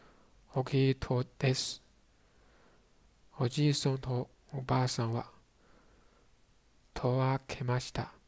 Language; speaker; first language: Japanese; non-native, learner; Chinese